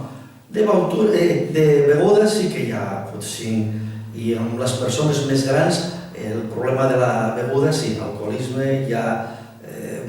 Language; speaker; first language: Catalan; non-native, local second language; Spanish